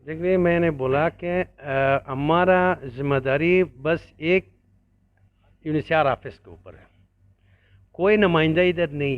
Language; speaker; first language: Hindi; non-native, learner; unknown